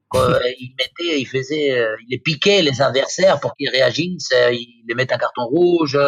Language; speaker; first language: French; non-native, fluent; Spanish